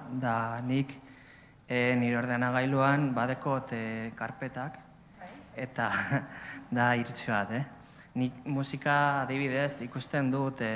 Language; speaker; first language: Basque; non-native, learner; Spanish